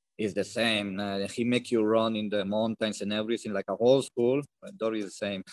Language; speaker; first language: English; non-native, learner; Spanish